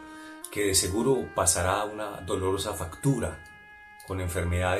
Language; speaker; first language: Spanish; native; Spanish